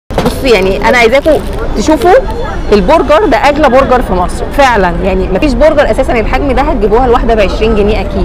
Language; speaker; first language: Arabic; native; Arabic